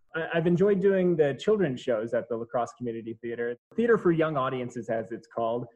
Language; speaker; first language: English; native; English